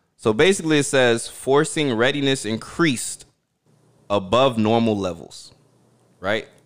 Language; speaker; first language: English; early bilingual, other home language; Haitian Creole